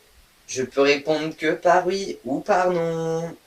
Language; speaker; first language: French; native; French